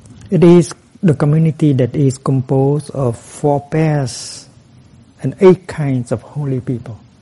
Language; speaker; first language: English; non-native, fluent; Vietnamese